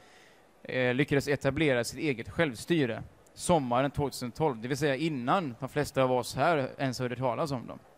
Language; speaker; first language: Swedish; native; Swedish